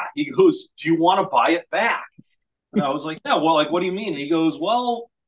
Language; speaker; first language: English; native; English